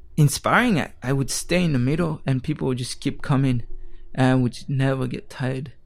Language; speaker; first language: English; non-native, fluent; French